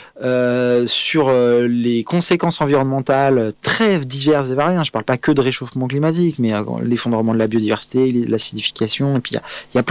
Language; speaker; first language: French; native; French